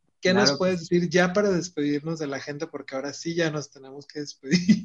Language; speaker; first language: Spanish; native; Spanish